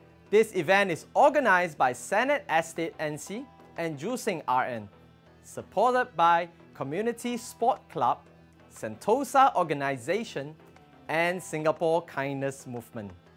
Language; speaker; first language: English; non-native, local second language; Chinese